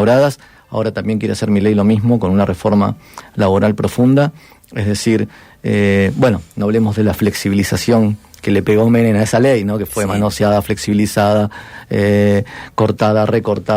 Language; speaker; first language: Spanish; native; Spanish